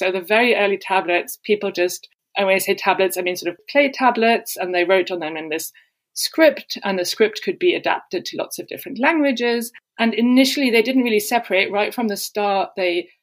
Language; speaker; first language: English; non-native, fluent; German